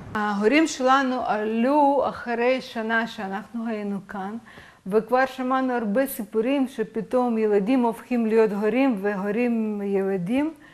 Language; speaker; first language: Hebrew; non-native, fluent; Russian